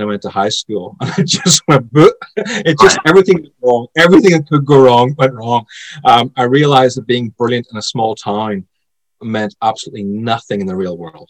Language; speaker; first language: English; native; English